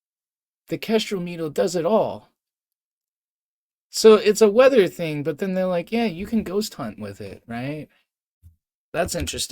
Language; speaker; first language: English; native; English